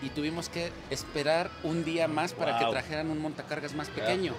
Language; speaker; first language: Spanish; native; Spanish